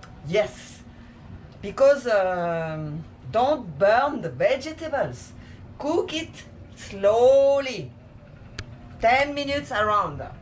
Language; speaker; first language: English; non-native, learner; French